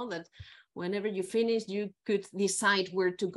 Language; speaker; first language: English; non-native, fluent; Spanish